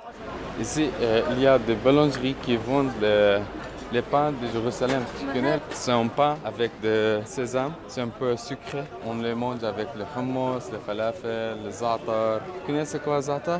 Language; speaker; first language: French; non-native, fluent; Arabic